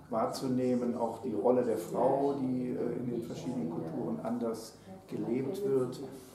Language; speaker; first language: German; native; German